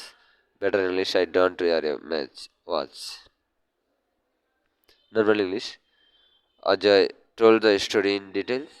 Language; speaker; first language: English; non-native, learner; Bangla